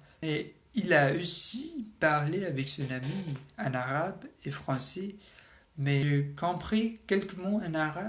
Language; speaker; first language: French; non-native, learner; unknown